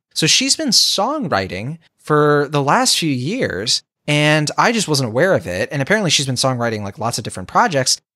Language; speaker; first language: English; native; English